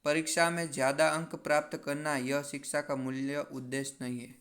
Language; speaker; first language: Hindi; non-native, local second language; Gujarati